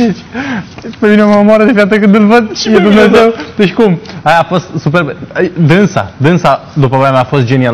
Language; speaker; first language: Romanian; native; Romanian